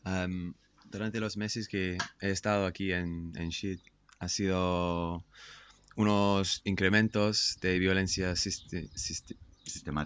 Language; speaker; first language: Spanish; non-native, fluent; English